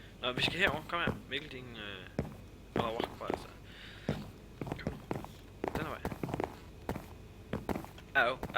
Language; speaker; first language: Danish; native; Danish